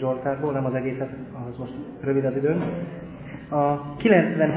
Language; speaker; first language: Hungarian; native; Hungarian